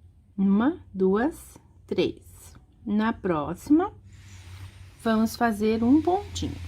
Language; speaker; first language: Portuguese; native; Portuguese